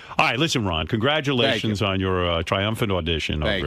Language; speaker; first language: English; native; English